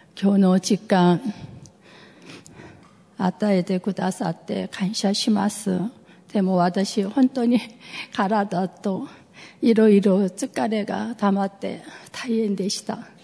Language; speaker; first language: Japanese; non-native, fluent; Korean